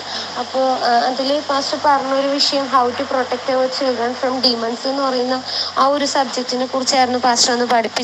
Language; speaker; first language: Malayalam; native; Malayalam